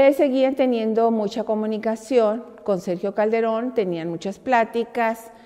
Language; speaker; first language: Spanish; native; Spanish